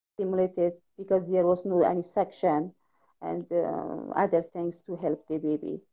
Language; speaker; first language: English; non-native, learner; Persian